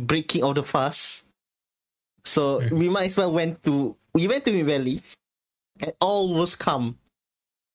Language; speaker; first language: English; non-native, local second language; Malay